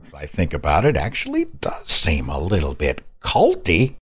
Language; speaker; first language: English; native; English